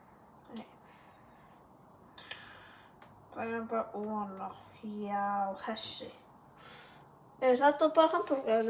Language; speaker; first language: Icelandic; early bilingual, heritage; English